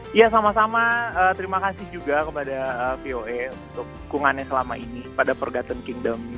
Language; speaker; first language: Indonesian; native; Indonesian